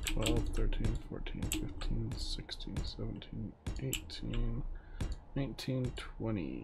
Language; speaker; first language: English; native; English